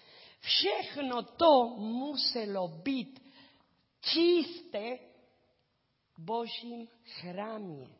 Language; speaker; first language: Czech; non-native, learner; Spanish